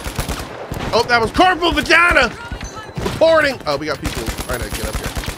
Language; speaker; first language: English; native; English